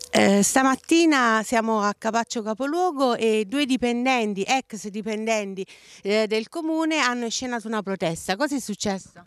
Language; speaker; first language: Italian; native; Italian